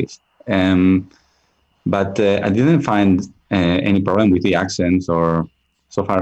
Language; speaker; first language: English; non-native, fluent; Spanish